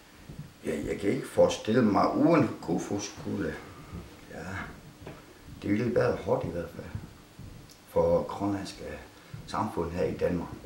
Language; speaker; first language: Danish; non-native, local second language; Kalaallisut